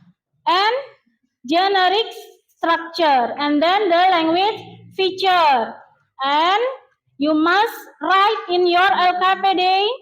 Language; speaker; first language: English; non-native, learner; Indonesian